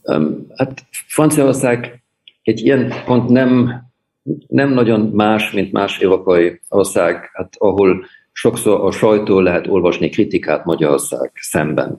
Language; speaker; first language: Hungarian; early bilingual, heritage; German